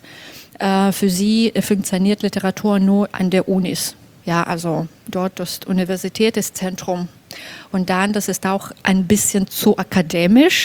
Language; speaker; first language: German; non-native, fluent; Belarusian